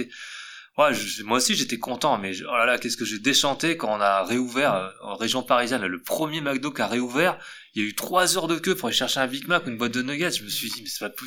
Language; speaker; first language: French; native; French